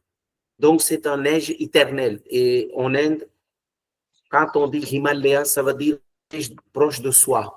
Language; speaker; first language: French; non-native, fluent; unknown